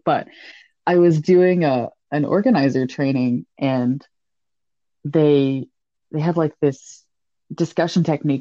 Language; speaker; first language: English; native; English